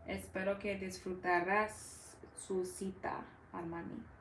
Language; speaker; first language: Spanish; non-native, learner; English